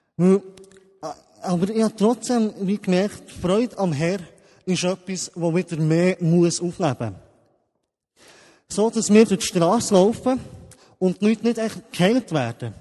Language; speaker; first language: German; native; German